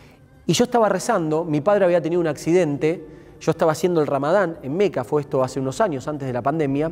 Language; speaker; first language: Spanish; native; Spanish